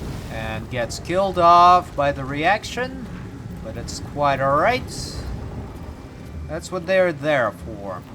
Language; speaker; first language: English; native; English